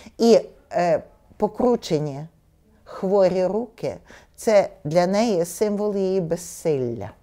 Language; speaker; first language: Ukrainian; native; Ukrainian